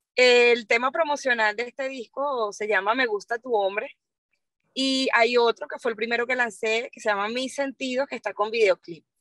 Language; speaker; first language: Spanish; native; Spanish